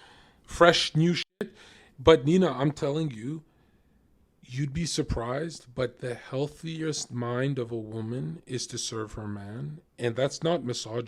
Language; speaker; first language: English; native; English